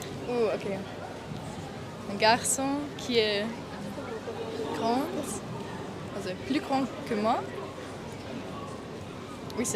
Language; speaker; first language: French; non-native, learner; Italian